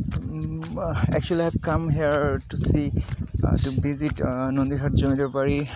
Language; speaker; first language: English; non-native, local second language; Bangla